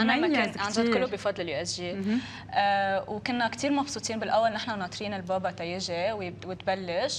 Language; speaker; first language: Arabic; native; Arabic